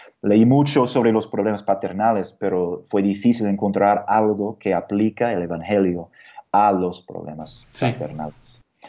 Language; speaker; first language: Spanish; non-native, fluent; English